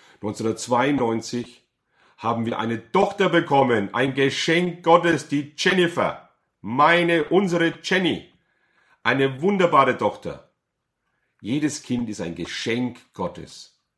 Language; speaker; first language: German; native; German